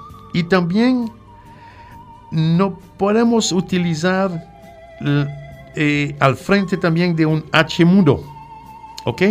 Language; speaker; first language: Spanish; non-native, fluent; French